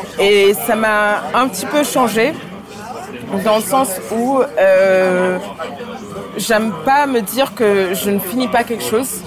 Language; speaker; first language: French; early bilingual, other home language; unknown